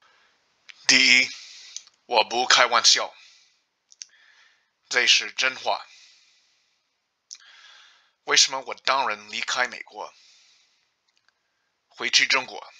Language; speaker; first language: Chinese; non-native, learner; English